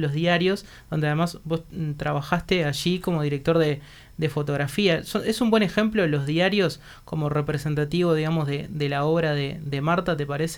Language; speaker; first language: Spanish; native; Spanish